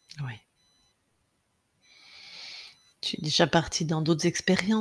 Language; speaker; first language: French; native; French